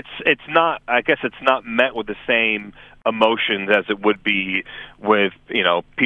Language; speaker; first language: English; native; English